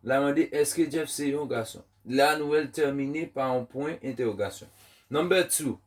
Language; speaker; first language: French; non-native, local second language; Haitian Creole